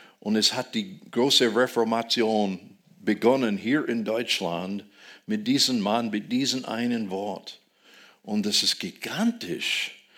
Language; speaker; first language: German; non-native, fluent; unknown